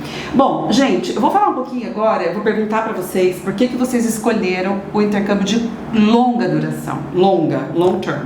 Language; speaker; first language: Portuguese; native; Portuguese